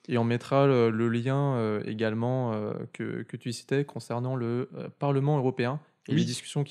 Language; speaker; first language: French; native; French